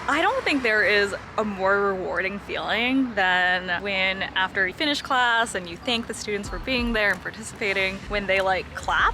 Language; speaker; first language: English; early bilingual, other home language; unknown